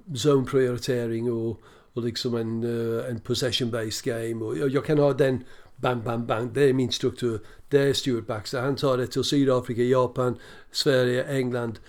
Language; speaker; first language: Swedish; non-native, fluent; English